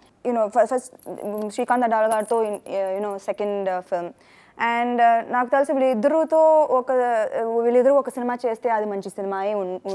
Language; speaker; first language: Telugu; non-native, local second language; Tamil